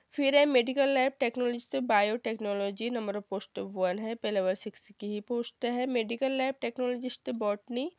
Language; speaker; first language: Hindi; native; Hindi